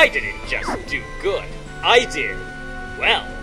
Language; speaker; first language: English; native; English